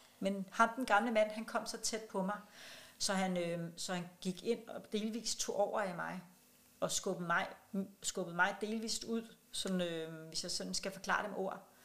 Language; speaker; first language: Danish; non-native, local second language; Kalaallisut